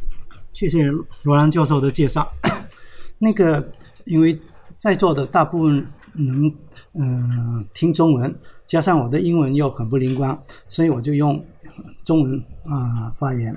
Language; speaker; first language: Chinese; native; Chinese